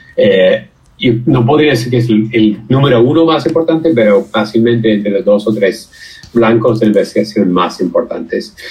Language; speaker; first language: Spanish; non-native, fluent; English